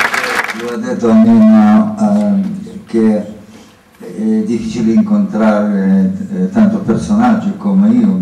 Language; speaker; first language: Italian; non-native, learner; Russian